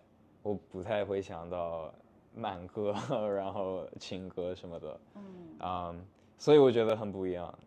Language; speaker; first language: Chinese; non-native, fluent; English